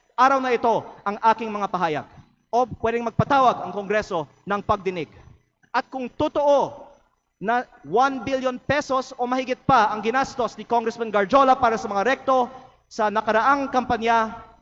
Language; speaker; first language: Filipino; native; Filipino